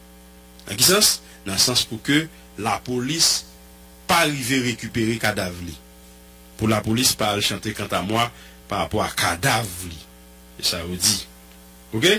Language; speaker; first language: French; non-native, local second language; Haitian Creole